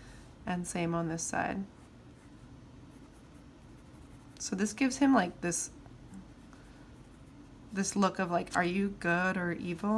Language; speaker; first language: English; native; English